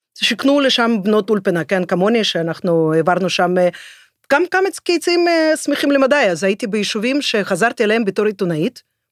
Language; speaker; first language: Hebrew; non-native, fluent; Russian